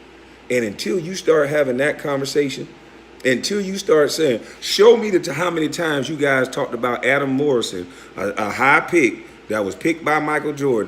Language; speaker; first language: English; native; English